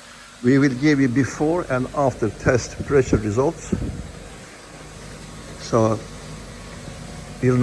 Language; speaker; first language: English; non-native, fluent; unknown